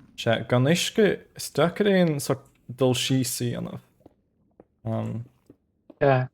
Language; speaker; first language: Irish; native; Irish